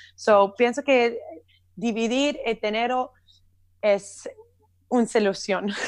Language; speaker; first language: Spanish; early bilingual, heritage; Spanish